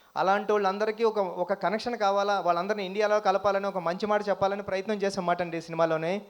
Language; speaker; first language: Telugu; native; Telugu